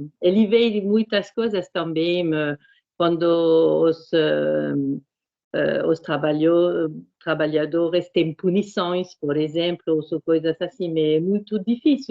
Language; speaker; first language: Portuguese; non-native, fluent; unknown